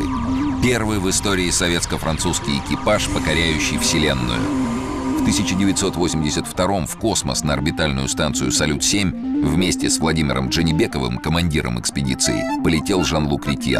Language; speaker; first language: Russian; native; Russian